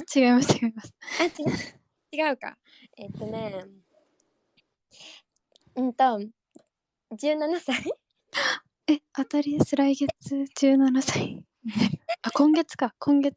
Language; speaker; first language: Japanese; native; Japanese